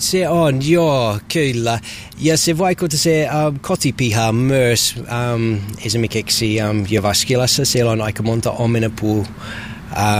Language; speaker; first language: Finnish; non-native, learner; English